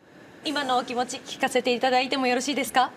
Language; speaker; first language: Japanese; native; Japanese